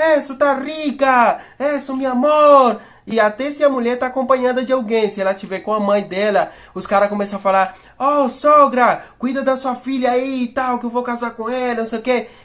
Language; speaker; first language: Portuguese; non-native, fluent; Spanish